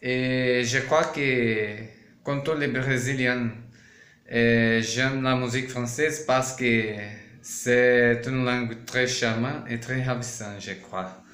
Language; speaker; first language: French; non-native, learner; Portuguese